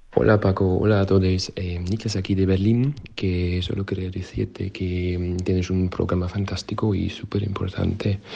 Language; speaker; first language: Spanish; non-native, fluent; German